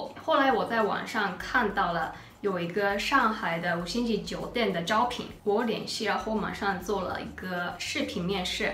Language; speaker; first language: Chinese; non-native, fluent; Japanese